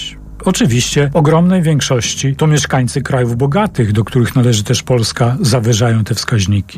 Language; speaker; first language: Polish; native; Polish